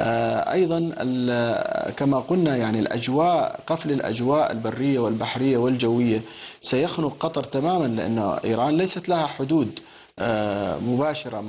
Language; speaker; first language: Arabic; native; Arabic